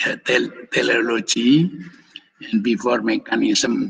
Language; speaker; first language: English; non-native, fluent; Indonesian